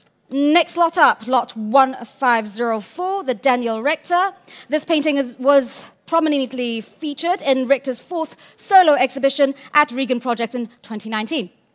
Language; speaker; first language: English; non-native, local second language; Cantonese